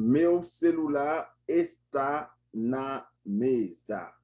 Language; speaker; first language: Portuguese; non-native, learner; Haitian Creole